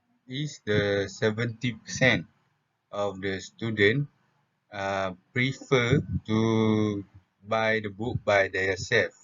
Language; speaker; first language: English; non-native, local second language; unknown